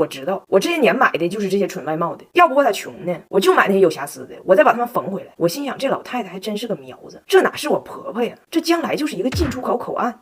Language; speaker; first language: Chinese; native; Chinese